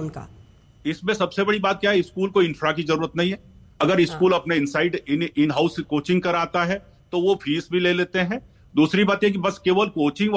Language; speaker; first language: Hindi; native; Hindi